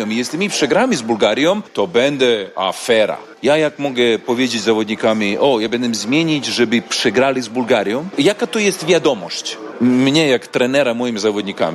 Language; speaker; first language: Polish; non-native, learner; Serbian